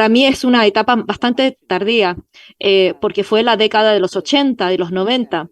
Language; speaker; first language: Spanish; non-native, fluent; Chinese